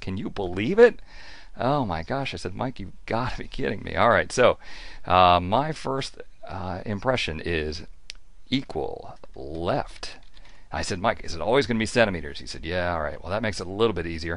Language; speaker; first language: English; native; English